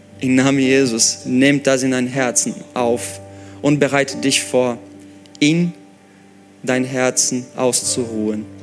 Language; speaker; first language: German; non-native, fluent; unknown